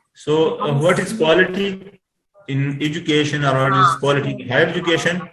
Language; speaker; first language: English; non-native, local second language; Urdu